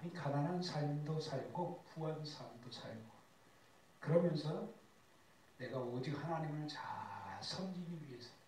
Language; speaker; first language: Korean; native; Korean